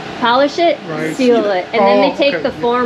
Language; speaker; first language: English; native; English